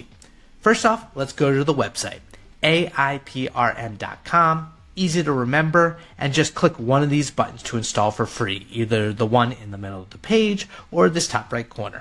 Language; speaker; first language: English; native; English